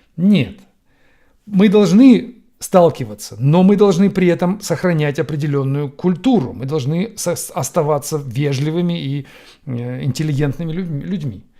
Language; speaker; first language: Russian; native; Russian